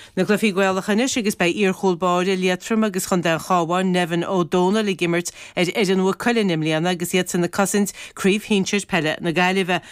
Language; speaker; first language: Irish; native; Irish